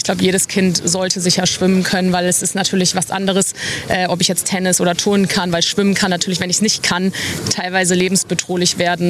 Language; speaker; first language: German; native; German